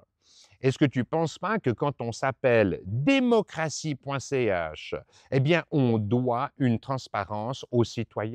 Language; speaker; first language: French; native; French